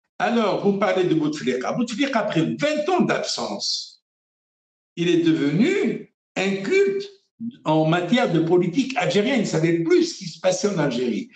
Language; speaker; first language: French; non-native, local second language; Arabic